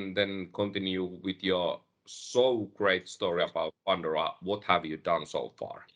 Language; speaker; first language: English; non-native, fluent; Finnish